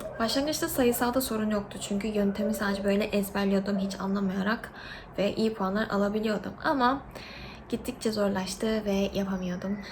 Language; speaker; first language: Turkish; early bilingual, other home language; Korean